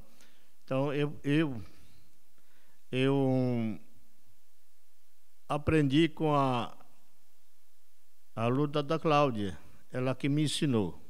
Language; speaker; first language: Portuguese; non-native, local second language; Yanomámi